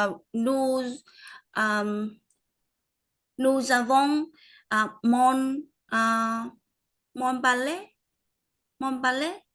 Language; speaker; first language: French; non-native, learner; Vietnamese